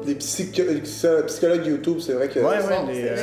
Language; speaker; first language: French; native; French